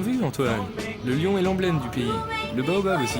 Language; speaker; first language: French; native; French